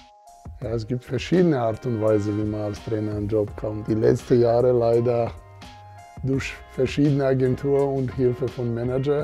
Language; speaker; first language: German; non-native, fluent; Serbian